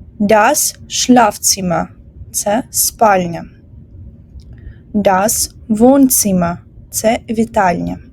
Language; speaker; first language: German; non-native, fluent; Ukrainian